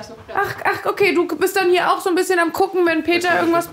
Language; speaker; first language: German; native; German